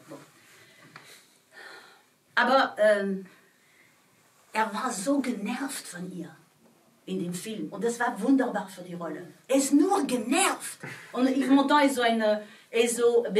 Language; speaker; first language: German; non-native, fluent; French